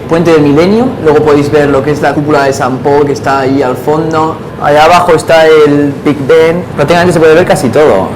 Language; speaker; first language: Spanish; native; Spanish